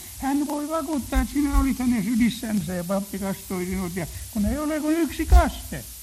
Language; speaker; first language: Finnish; native; Finnish